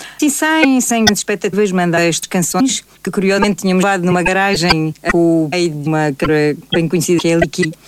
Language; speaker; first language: Portuguese; early bilingual, heritage; Portuguese